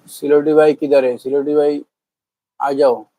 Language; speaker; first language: Hindi; non-native, learner; Bangla